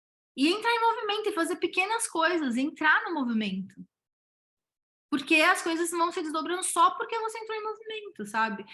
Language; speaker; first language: Portuguese; native; Portuguese